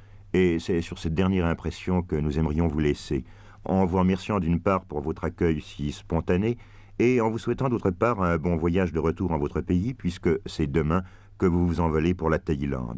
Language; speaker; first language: French; native; French